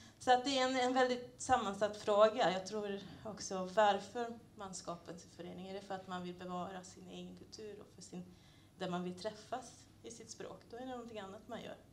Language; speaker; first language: Swedish; non-native, fluent; Hungarian